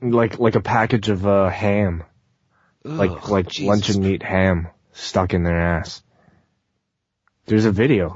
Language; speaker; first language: English; native; English